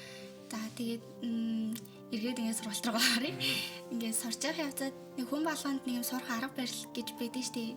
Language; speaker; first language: Mongolian; native; Mongolian